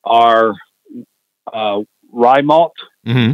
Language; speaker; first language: English; native; English